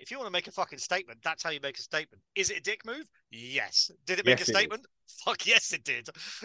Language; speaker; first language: English; native; English